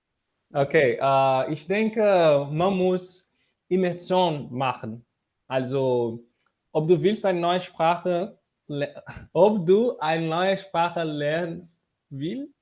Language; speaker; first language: German; non-native, learner; Portuguese